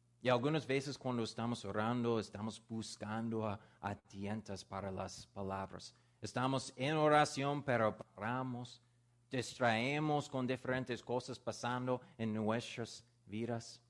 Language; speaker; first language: Spanish; non-native, learner; English